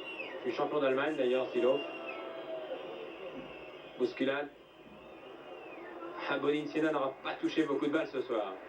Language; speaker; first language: French; native; French